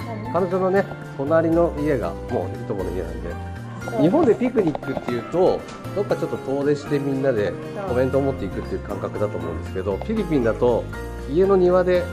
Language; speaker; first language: Japanese; native; Japanese